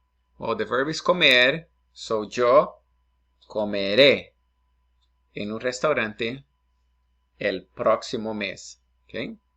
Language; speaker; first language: Spanish; non-native, fluent; English